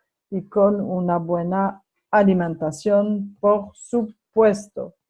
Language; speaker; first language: Spanish; non-native, fluent; French